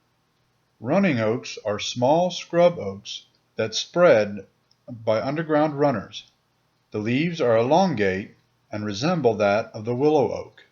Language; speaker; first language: English; native; English